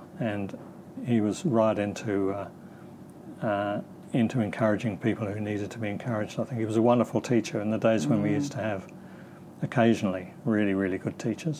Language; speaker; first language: English; native; English